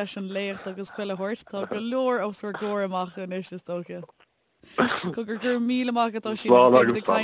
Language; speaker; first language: Irish; native; Irish